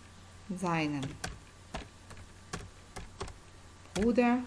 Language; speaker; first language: German; non-native, fluent; Arabic